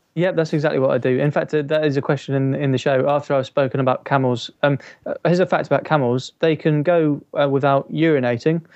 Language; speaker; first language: English; native; English